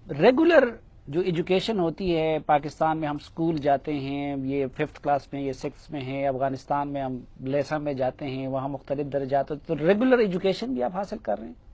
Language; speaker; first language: Urdu; non-native, local second language; Pashto